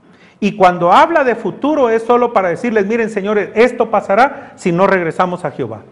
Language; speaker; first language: Spanish; native; Spanish